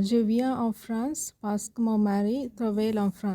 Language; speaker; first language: French; non-native, learner; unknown